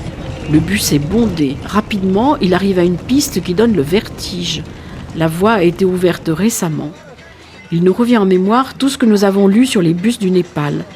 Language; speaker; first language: French; native; French